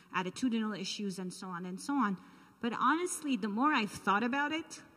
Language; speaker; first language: English; early bilingual, other home language; Armenian